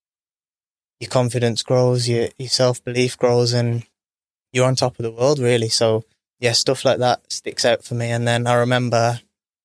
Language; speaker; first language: English; native; English